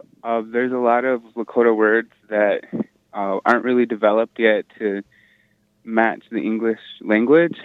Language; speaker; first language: English; native; English